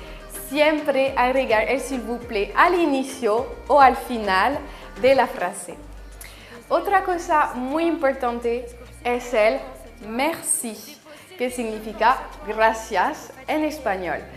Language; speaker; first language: Spanish; non-native, fluent; French